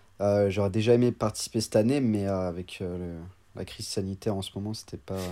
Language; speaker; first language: French; native; French